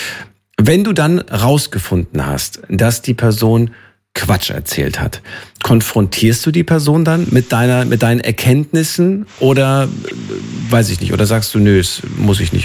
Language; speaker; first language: German; native; German